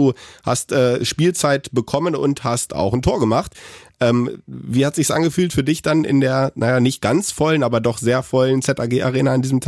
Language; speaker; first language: German; native; German